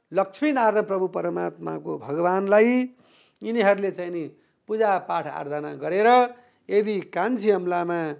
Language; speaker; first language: Nepali; native; Nepali